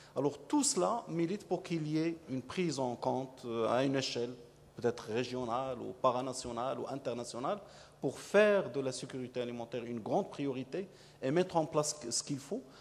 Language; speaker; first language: French; non-native, local second language; Arabic